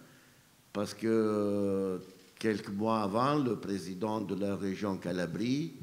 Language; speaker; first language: French; non-native, fluent; Italian